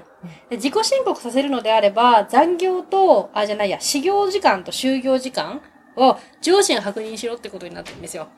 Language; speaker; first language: Japanese; native; Japanese